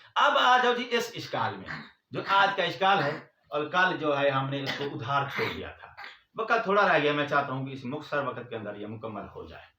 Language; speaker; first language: Urdu; non-native, local second language; Punjabi